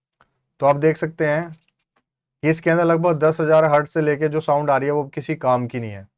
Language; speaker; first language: Hindi; native; Hindi